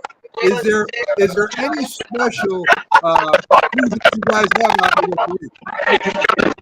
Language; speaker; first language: English; native; English